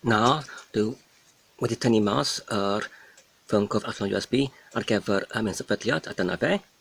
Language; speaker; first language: Welsh; non-native, learner; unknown